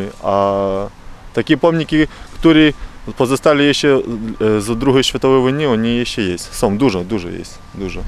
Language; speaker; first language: Polish; non-native, learner; Ukrainian